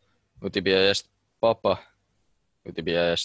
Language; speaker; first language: Russian; non-native, learner; Finnish